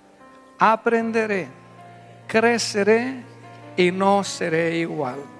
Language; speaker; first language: Spanish; native; Spanish